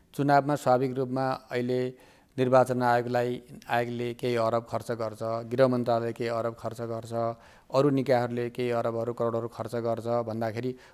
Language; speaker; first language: Nepali; native; Nepali